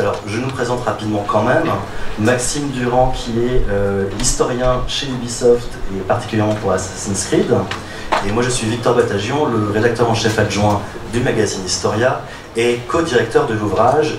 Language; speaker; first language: French; native; French